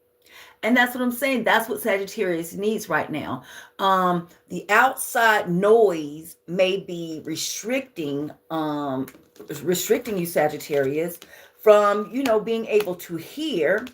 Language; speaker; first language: English; native; English